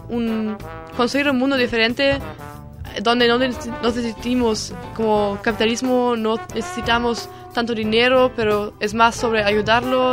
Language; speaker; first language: Spanish; non-native, learner; German